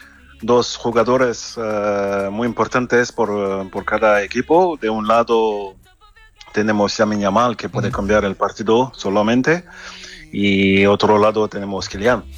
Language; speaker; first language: Spanish; non-native, fluent; French